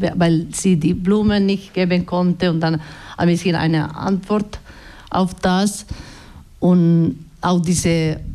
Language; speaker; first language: German; non-native, learner; Basque